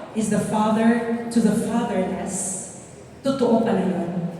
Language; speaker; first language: English; non-native, local second language; Filipino